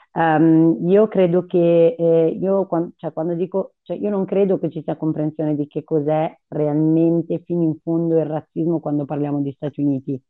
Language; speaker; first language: Italian; early bilingual, other home language; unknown